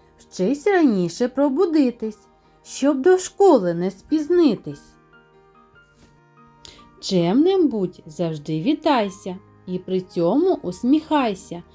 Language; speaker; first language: Ukrainian; native; Ukrainian